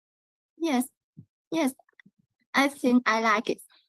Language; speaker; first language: English; non-native, learner; Vietnamese